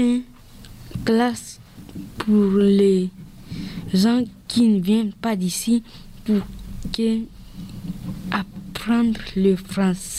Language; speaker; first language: French; early bilingual, other home language; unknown